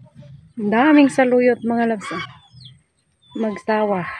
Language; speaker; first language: Filipino; non-native, local second language; Iloko